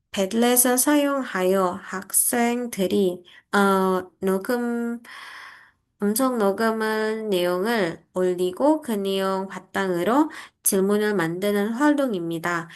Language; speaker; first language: Korean; non-native, fluent; Indonesian